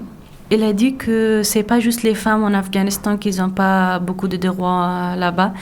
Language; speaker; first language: French; non-native, learner; Persian